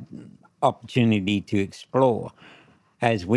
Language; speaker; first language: English; native; English